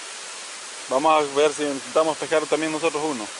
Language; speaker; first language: Spanish; native; Spanish